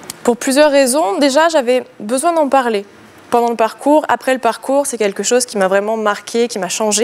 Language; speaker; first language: French; native; French